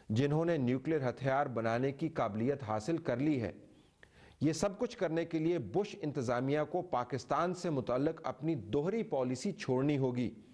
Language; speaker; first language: Urdu; native; Urdu